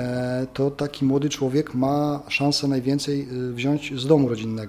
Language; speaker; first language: Polish; native; Polish